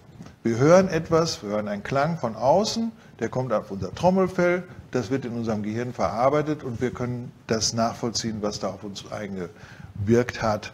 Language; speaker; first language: German; native; German